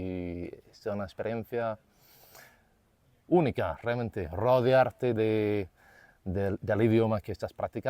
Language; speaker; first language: Spanish; non-native, fluent; English